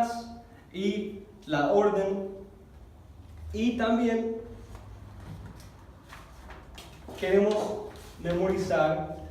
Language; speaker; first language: Spanish; non-native, fluent; English